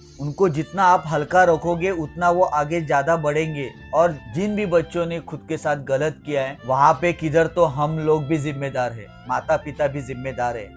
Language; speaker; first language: Hindi; non-native, local second language; Marathi